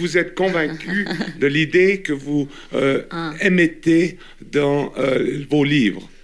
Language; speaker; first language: French; native; French